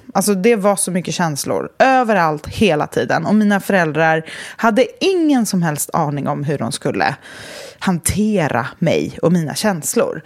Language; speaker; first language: Swedish; native; Swedish